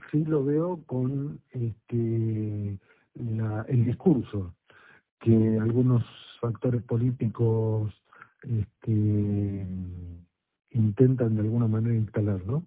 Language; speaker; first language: Spanish; native; Spanish